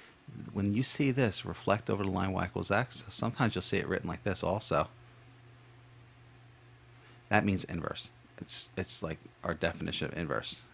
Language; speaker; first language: English; native; English